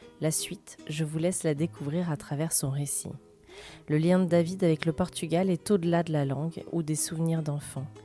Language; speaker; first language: French; native; French